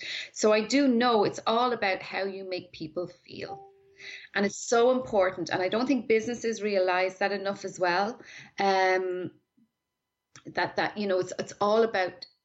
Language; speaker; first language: English; native; English